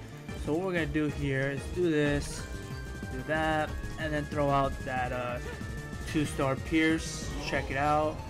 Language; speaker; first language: English; native; English